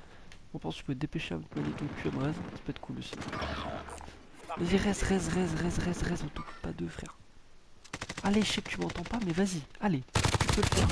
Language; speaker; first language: French; native; French